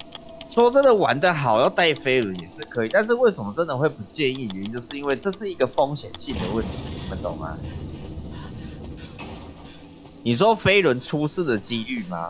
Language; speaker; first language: Chinese; native; Chinese